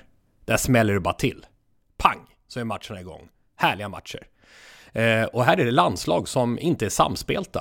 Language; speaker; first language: Swedish; native; Swedish